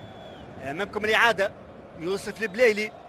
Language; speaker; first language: Arabic; native; Arabic